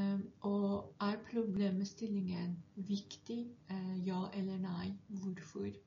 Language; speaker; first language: Norwegian; non-native, fluent; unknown